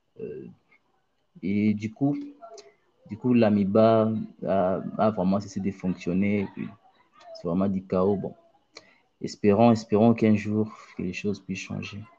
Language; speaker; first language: French; non-native, local second language; Luba-Lulua